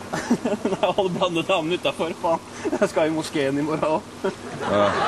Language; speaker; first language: Norwegian; early bilingual, other home language; Urdu